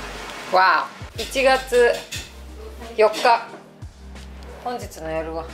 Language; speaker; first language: Japanese; native; Japanese